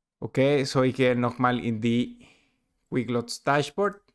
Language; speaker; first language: German; non-native, learner; Spanish